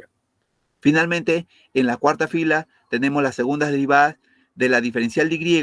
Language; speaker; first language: Spanish; native; Spanish